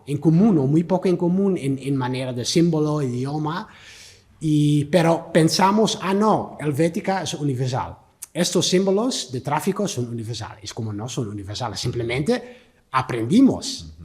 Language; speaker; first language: Spanish; non-native, learner; Dutch